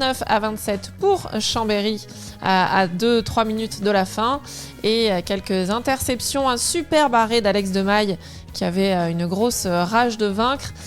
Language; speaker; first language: French; native; French